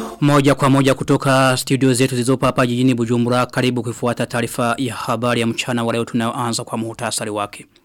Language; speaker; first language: Swahili; non-native, local second language; Rundi